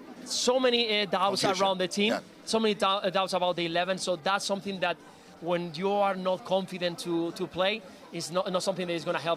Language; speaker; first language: English; non-native, fluent; Spanish